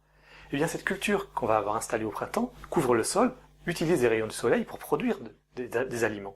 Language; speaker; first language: French; native; French